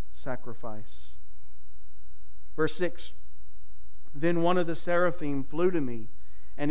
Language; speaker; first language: English; native; English